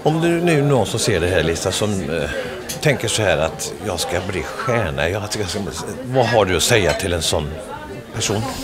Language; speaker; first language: Swedish; native; Swedish